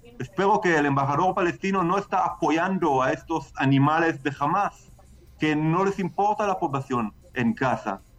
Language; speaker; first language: Spanish; non-native, fluent; Hebrew